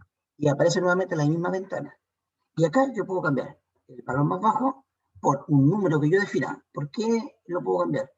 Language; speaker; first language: Spanish; native; Spanish